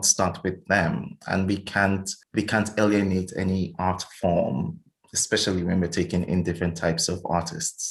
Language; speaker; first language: English; non-native, local second language; Igbo